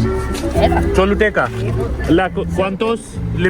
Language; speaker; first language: Spanish; non-native, learner; Hindi